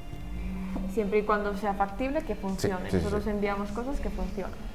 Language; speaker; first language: Spanish; native; Spanish